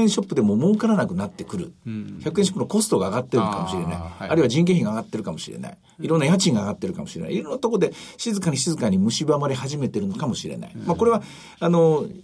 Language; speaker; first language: Japanese; native; Japanese